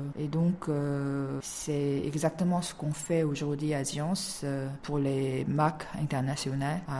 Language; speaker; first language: French; non-native, fluent; Korean